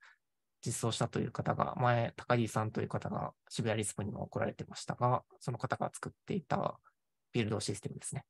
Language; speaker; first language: Japanese; native; Japanese